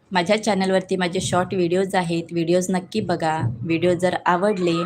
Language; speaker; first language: Hindi; non-native, local second language; Marathi